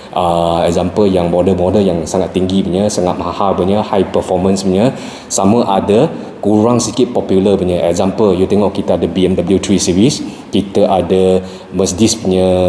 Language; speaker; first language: Malay; non-native, local second language; Chinese